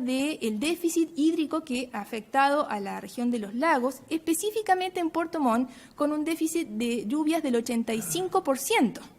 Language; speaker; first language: Spanish; native; Spanish